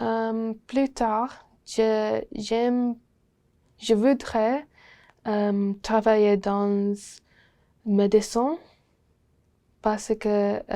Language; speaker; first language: French; non-native, learner; English